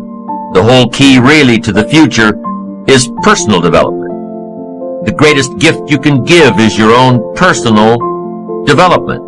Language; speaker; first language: English; native; English